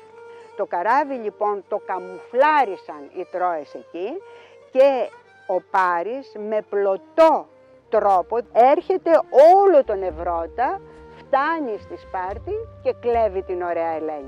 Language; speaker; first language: Greek; native; Greek